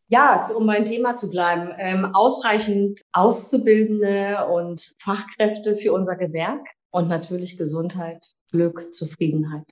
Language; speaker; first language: German; native; German